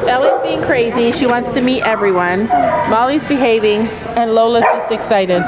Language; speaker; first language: English; native; English